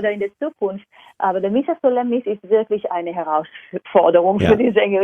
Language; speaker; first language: German; non-native, fluent; Hebrew